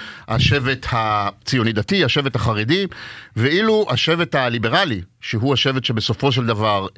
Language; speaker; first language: Hebrew; native; Hebrew